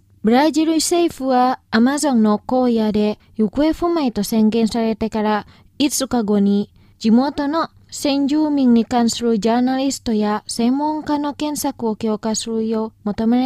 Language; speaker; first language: Japanese; non-native, fluent; Indonesian